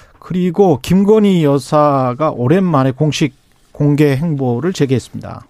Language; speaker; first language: Korean; native; Korean